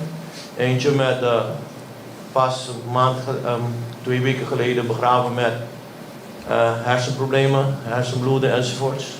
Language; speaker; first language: Dutch; non-native, local second language; Papiamento